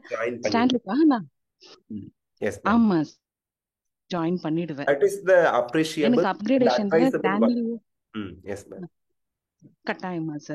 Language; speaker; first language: Tamil; native; Tamil